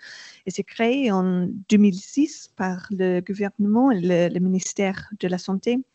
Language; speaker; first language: French; non-native, learner; English